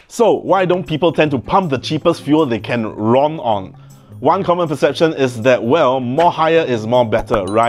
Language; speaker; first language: English; native; English